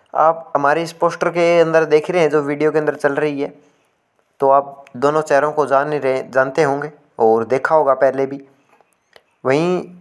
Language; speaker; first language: Hindi; native; Hindi